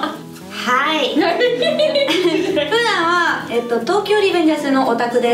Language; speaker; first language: Japanese; non-native, fluent; Spanish